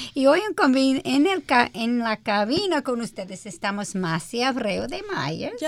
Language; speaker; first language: Spanish; early bilingual, heritage; English